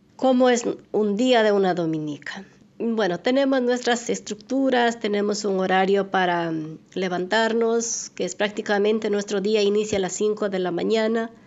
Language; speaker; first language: Spanish; native; Spanish